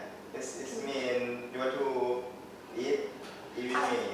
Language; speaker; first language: English; non-native, learner; Thai